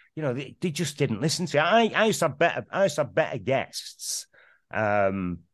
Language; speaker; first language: English; native; English